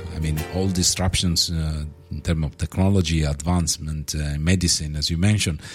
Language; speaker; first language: English; non-native, fluent; Italian